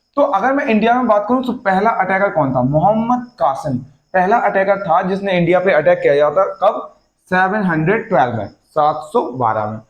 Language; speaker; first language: Hindi; native; Hindi